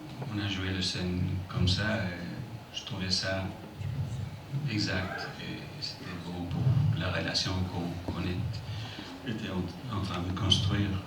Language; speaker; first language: French; non-native, fluent; English